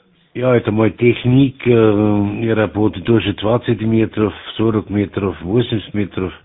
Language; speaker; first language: Russian; non-native, learner; German